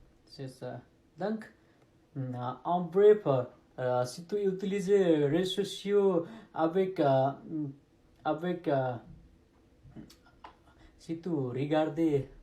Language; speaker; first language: French; non-native, learner; Nepali